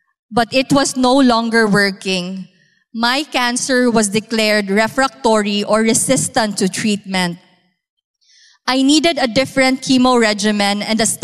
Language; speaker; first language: English; non-native, local second language; Cebuano